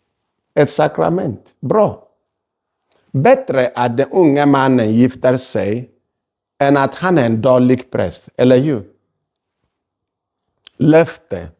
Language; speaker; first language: Swedish; non-native, fluent; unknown